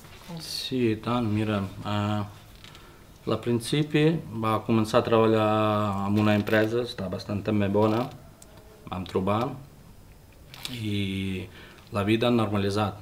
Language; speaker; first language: Catalan; non-native, learner; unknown